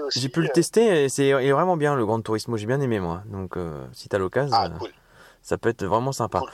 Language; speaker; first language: French; native; French